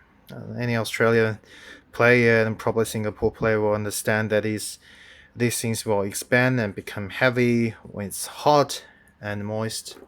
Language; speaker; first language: English; non-native, fluent; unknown